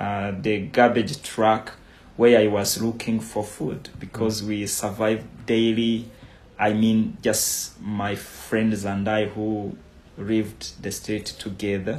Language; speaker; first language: English; non-native, local second language; Kinyarwanda